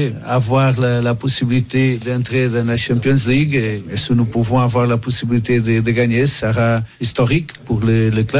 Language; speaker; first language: French; non-native, fluent; Portuguese